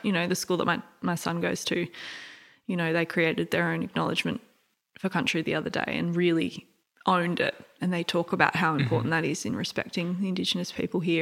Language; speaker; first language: English; native; English